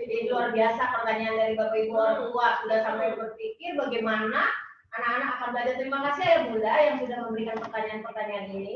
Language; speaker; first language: Indonesian; native; Indonesian